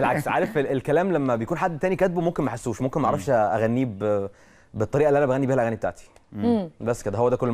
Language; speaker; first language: Arabic; native; Arabic